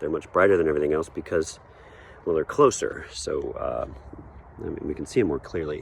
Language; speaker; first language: English; native; English